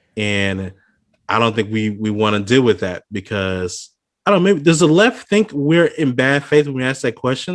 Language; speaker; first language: English; native; English